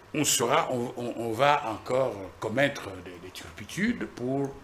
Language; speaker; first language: French; non-native, local second language; Lingala